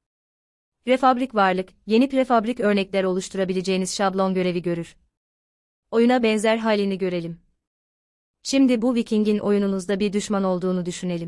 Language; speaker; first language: Turkish; native; Turkish